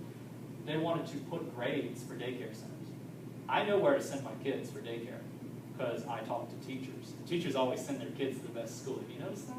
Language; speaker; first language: English; native; English